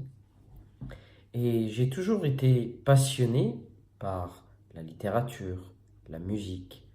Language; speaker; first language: French; native; French